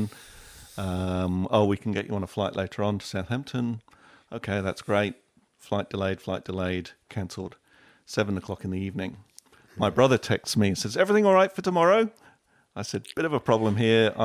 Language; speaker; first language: English; native; English